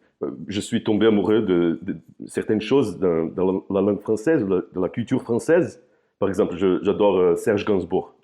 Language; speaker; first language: French; non-native, fluent; Portuguese